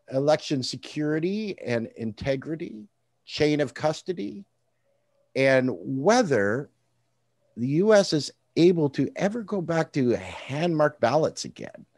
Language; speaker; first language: English; native; English